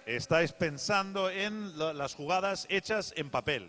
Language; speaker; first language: Spanish; native; Spanish